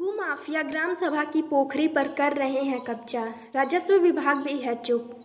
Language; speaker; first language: Hindi; native; Hindi